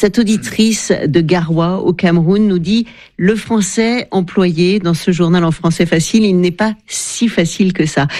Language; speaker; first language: French; native; French